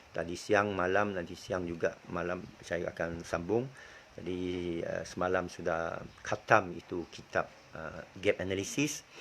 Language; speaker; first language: Malay; native; Malay